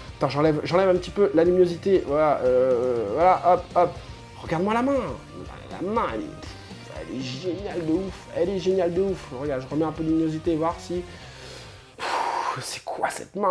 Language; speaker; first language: French; native; French